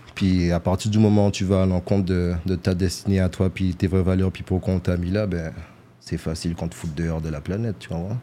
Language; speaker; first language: French; native; French